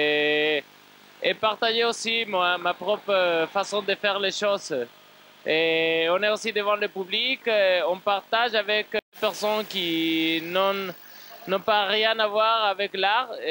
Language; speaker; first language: French; non-native, fluent; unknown